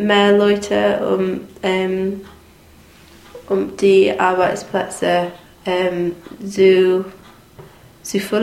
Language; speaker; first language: German; non-native, learner; English